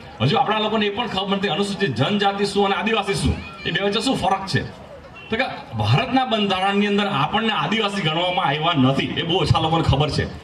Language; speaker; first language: Gujarati; non-native, local second language; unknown